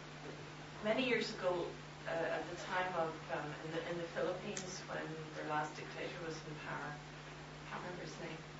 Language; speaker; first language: English; native; English